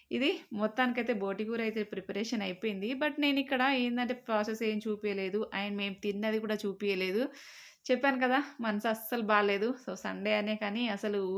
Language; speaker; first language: Telugu; native; Telugu